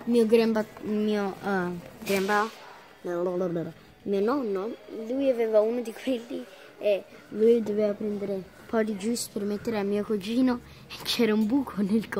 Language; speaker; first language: Italian; early bilingual, heritage; English